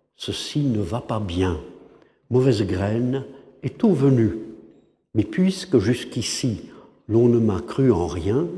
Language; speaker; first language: French; non-native, fluent; English